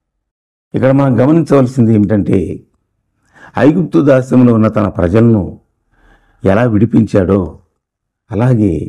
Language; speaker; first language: Telugu; native; Telugu